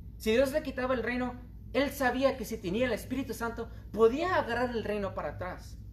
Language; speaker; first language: Spanish; early bilingual, heritage; Spanish